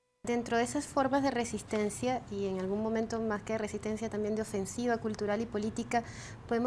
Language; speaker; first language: Spanish; native; Spanish